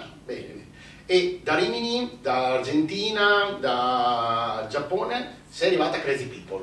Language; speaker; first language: Italian; native; Italian